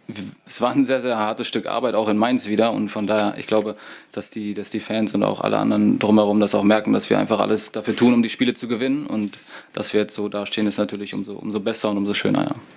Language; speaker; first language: German; native; German